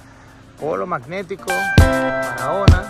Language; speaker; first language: Spanish; native; Spanish